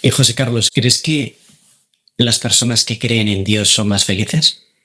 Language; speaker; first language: Spanish; native; Spanish